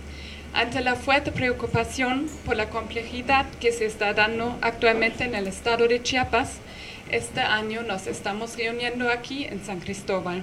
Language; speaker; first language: Spanish; non-native, fluent; German